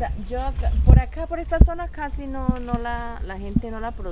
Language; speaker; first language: Spanish; native; Spanish